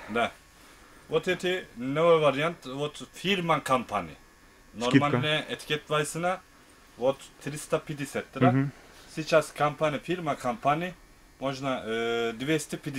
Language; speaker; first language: Russian; non-native, learner; Turkish